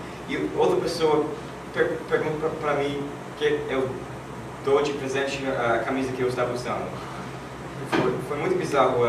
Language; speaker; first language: Portuguese; non-native, learner; English